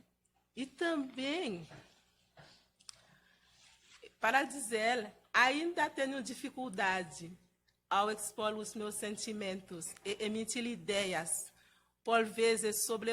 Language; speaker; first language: Portuguese; non-native, fluent; Haitian Creole